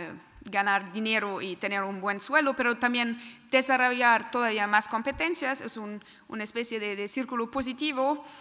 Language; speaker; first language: Spanish; non-native, fluent; German